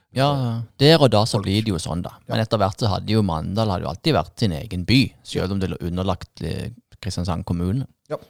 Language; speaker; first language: Norwegian; native; Norwegian